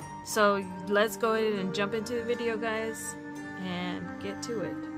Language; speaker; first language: English; native; English